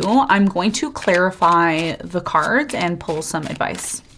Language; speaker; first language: English; native; English